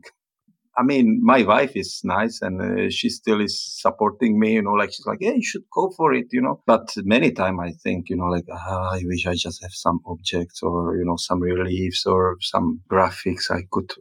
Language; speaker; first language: English; non-native, fluent; Czech